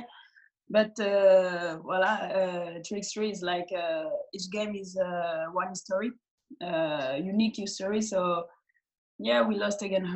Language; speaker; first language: English; non-native, fluent; French